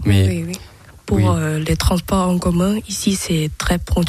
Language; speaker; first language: French; non-native, learner; Thai